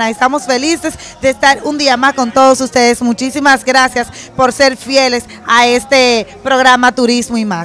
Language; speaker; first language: Spanish; native; Spanish